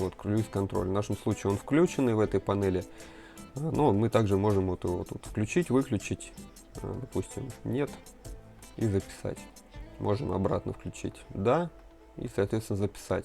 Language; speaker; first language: Russian; native; Russian